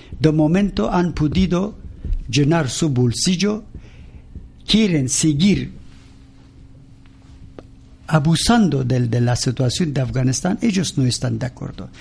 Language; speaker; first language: Spanish; non-native, learner; Persian